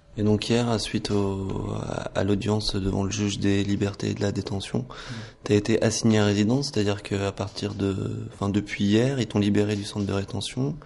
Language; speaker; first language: French; native; French